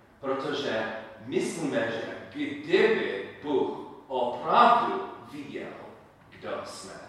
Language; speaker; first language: Czech; non-native, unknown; English